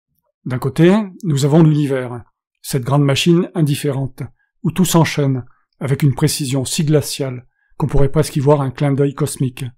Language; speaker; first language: French; native; French